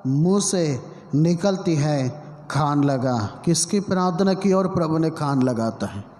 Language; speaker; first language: Hindi; non-native, local second language; Telugu